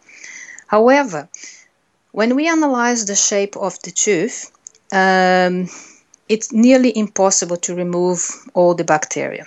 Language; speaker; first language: English; non-native, fluent; Portuguese